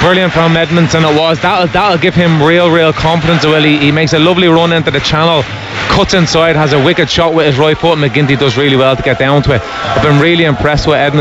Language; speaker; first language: English; native; English